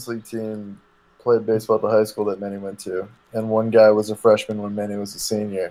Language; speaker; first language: English; native; English